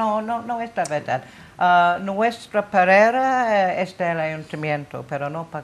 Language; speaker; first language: Spanish; non-native, learner; English